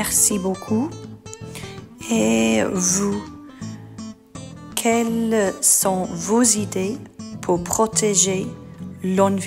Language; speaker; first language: French; non-native, learner; English